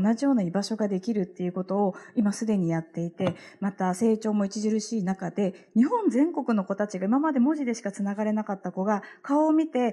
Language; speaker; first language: Japanese; native; Japanese